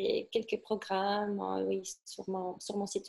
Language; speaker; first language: French; non-native, fluent; Spanish